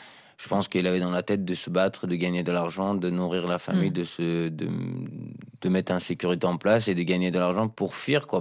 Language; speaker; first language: French; non-native, fluent; Persian